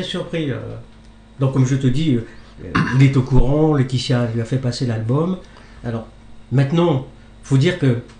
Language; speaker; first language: French; native; French